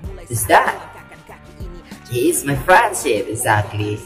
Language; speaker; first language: English; non-native, learner; Indonesian